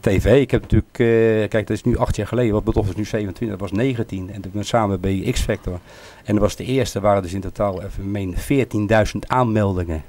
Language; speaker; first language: Dutch; native; Dutch